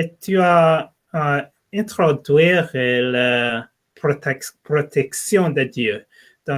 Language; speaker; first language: French; non-native, learner; English